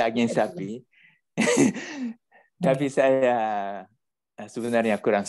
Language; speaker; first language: Indonesian; non-native, learner; Japanese